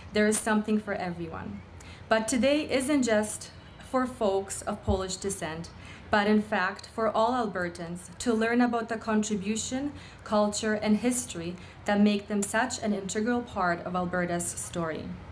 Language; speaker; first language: English; early bilingual, other home language; Polish